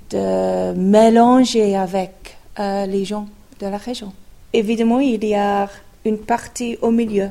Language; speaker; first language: French; non-native, fluent; English